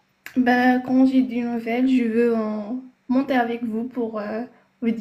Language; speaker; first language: French; non-native, learner; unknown